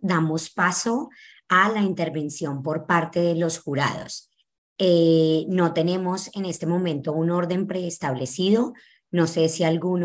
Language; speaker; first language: Spanish; native; Spanish